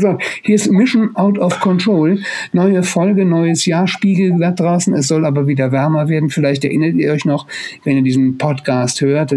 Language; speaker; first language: German; native; German